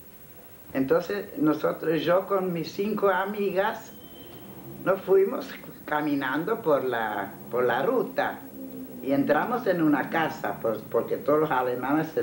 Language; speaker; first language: Spanish; non-native, fluent; Hungarian